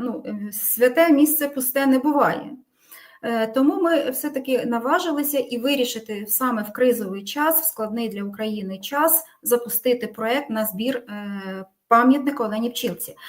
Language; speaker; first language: Ukrainian; native; Ukrainian